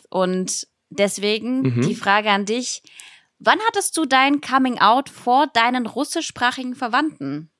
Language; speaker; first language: German; early bilingual, other home language; Russian